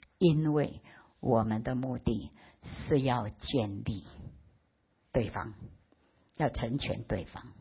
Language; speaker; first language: Chinese; early bilingual, heritage; Chinese